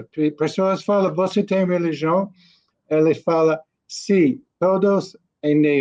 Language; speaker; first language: Portuguese; non-native, learner; English